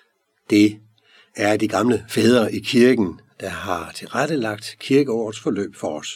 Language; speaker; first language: Danish; native; Danish